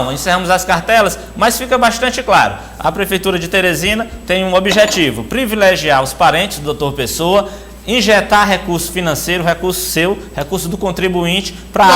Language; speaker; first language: Portuguese; native; Portuguese